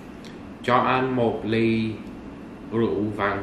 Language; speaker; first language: Vietnamese; non-native, learner; English